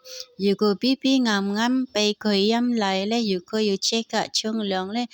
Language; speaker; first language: Cantonese; non-native, learner; Indonesian